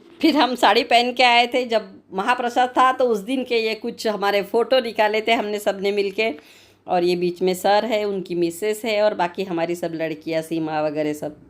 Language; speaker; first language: Hindi; non-native, local second language; Marathi